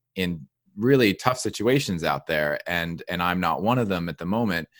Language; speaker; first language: English; native; English